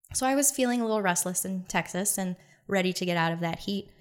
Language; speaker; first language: English; native; English